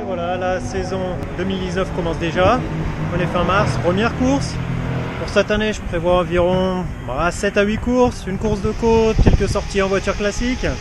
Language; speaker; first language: French; native; French